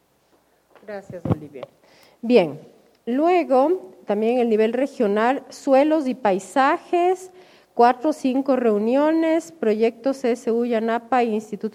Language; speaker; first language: Spanish; native; Spanish